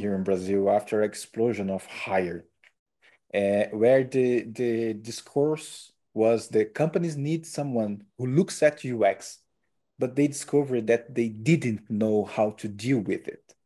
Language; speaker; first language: English; non-native, learner; Portuguese